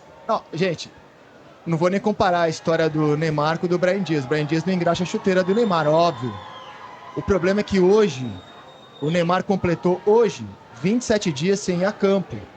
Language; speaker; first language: Portuguese; native; Portuguese